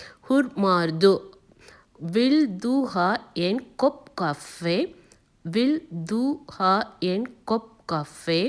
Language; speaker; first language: Swedish; non-native, learner; Tamil